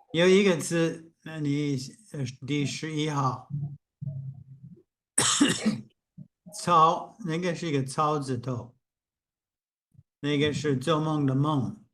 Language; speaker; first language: Chinese; non-native, fluent; English